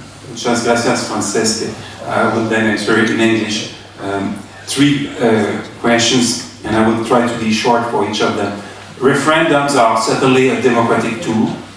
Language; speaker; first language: English; non-native, fluent; French